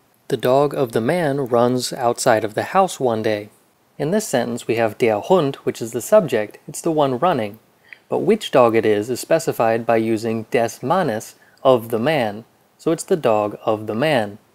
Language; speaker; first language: English; native; English